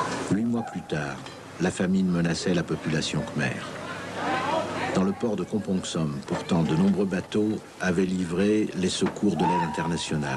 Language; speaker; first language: French; native; French